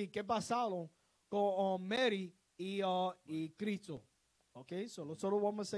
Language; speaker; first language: Spanish; non-native, learner; English